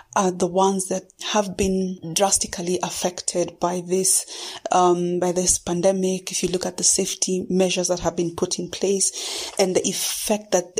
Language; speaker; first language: English; non-native, local second language; Kikuyu